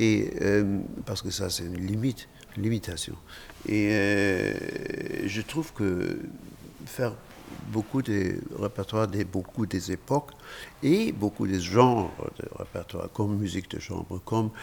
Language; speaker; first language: French; non-native, fluent; German